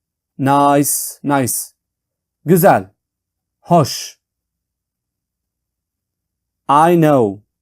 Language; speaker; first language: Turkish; non-native, fluent; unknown